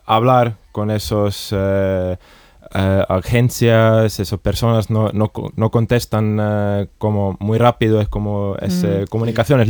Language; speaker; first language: Spanish; non-native, fluent; Estonian